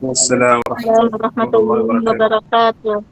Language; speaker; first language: Arabic; non-native, fluent; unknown